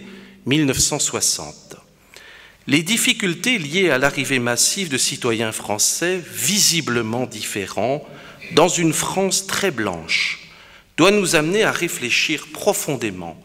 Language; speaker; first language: French; native; French